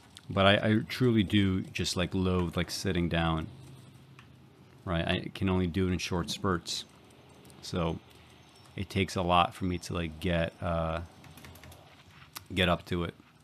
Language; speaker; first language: English; native; English